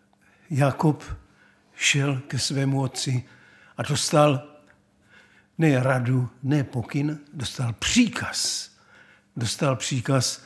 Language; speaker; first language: Czech; native; Czech